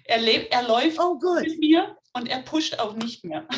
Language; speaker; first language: German; native; German